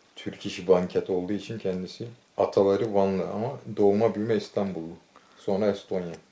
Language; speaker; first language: Turkish; native; Turkish